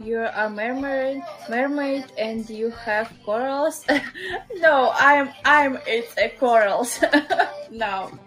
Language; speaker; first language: English; non-native, learner; Russian